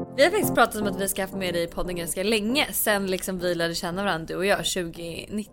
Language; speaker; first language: Swedish; native; Swedish